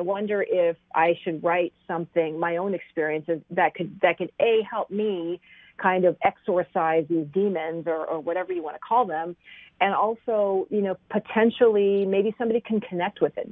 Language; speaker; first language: English; native; English